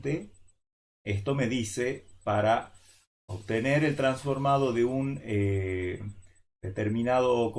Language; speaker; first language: Spanish; native; Spanish